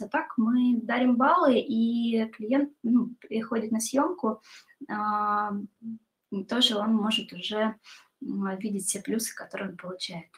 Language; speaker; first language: Russian; native; Russian